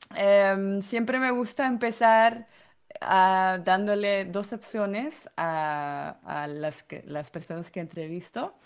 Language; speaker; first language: Spanish; non-native, fluent; Dutch